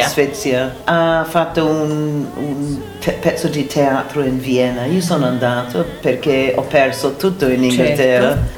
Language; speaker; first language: Italian; non-native, learner; English